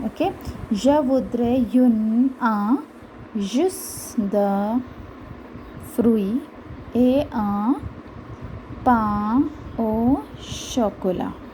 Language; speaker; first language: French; non-native, fluent; Hindi